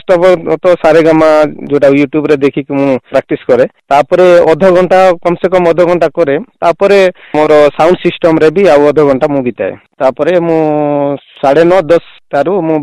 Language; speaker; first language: Odia; non-native, local second language; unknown